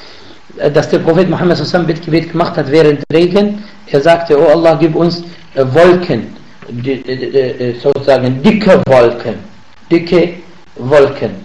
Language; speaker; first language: German; non-native, learner; Arabic